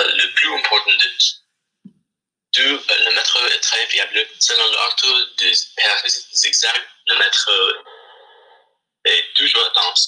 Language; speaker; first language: French; non-native, learner; English